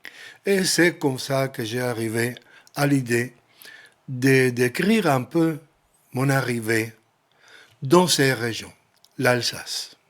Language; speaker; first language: French; non-native, learner; Spanish